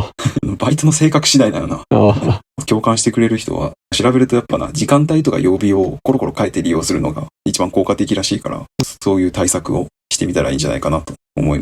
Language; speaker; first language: Japanese; native; Japanese